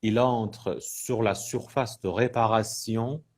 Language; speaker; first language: French; non-native, fluent; Persian